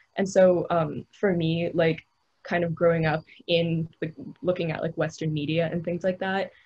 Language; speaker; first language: English; native; English